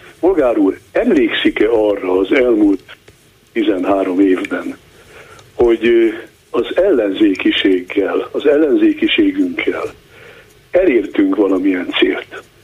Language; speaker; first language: Hungarian; native; Hungarian